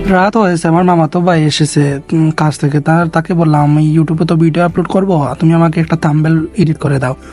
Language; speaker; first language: Bangla; non-native, local second language; Sylheti